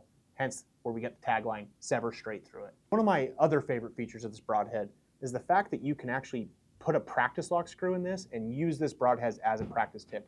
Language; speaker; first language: English; native; English